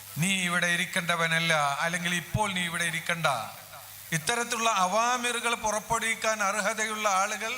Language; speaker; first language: Malayalam; native; Malayalam